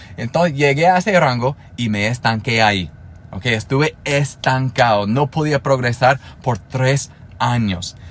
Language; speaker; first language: Spanish; non-native, fluent; English